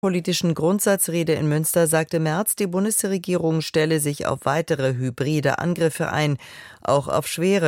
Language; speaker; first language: German; native; German